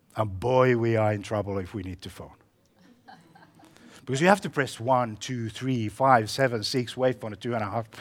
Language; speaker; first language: English; non-native, fluent; Finnish